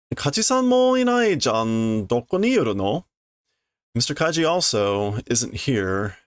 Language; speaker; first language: English; native; English